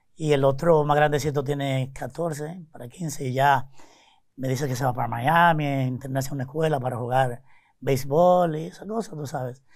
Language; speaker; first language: Spanish; native; Spanish